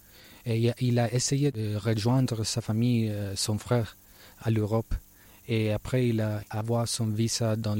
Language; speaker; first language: French; non-native, learner; Spanish